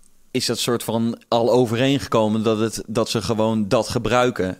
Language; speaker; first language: Dutch; native; Dutch